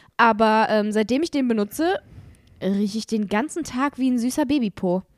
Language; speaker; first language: German; native; German